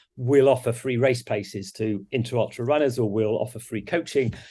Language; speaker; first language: English; native; English